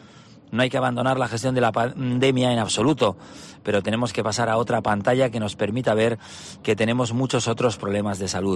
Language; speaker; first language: Spanish; native; Spanish